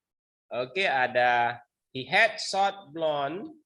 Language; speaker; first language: English; non-native, learner; Indonesian